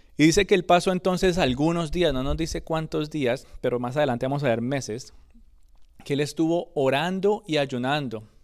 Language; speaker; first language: Spanish; early bilingual, other home language; English